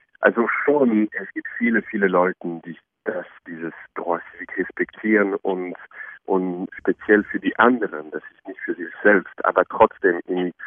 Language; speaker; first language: German; non-native, fluent; French